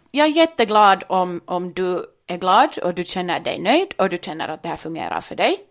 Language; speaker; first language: Swedish; native; Swedish